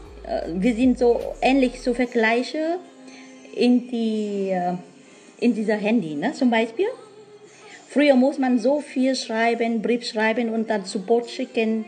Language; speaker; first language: German; non-native, learner; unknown